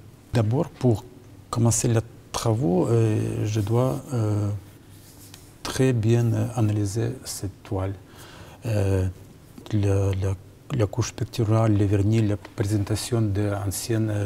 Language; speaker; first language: French; non-native, learner; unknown